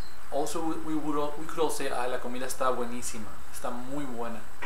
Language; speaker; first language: Spanish; native; Spanish